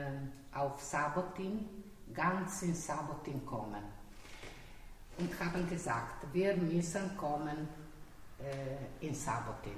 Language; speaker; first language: German; non-native, learner; Slovenian